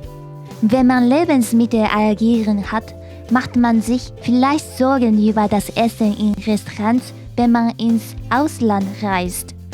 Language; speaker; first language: German; non-native, fluent; Japanese